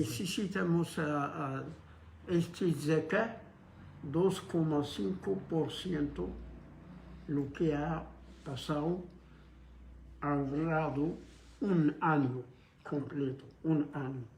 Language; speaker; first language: Spanish; non-native, fluent; Arabic